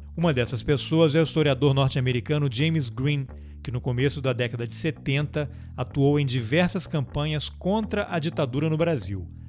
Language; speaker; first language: Portuguese; native; Portuguese